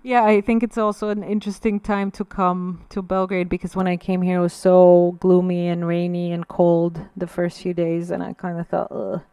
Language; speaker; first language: English; non-native, fluent; Bulgarian